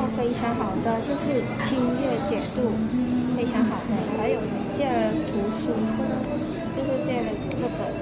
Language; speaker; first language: Chinese; non-native, local second language; Cantonese